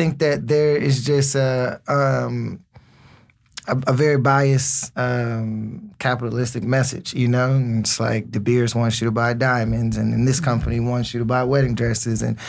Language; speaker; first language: English; native; English